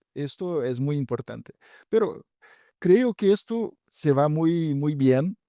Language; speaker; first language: Spanish; non-native, fluent; Portuguese